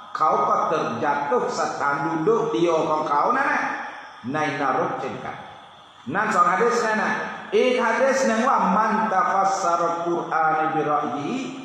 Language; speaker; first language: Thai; non-native, local second language; Pattani Malay